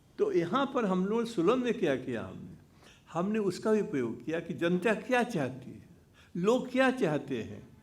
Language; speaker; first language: Hindi; native; Hindi